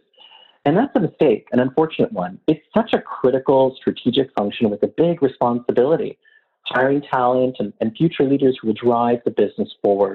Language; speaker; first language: English; native; English